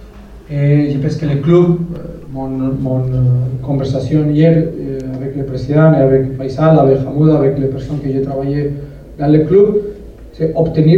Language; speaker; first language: French; non-native, fluent; Spanish